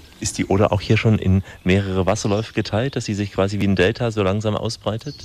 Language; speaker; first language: German; native; German